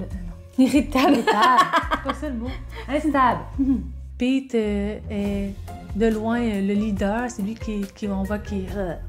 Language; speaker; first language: French; native; French